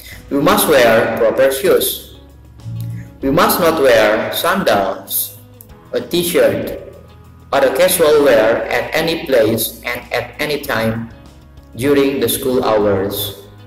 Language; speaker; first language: English; non-native, fluent; Indonesian